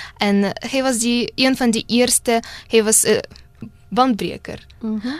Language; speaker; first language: Afrikaans; non-native, fluent; Russian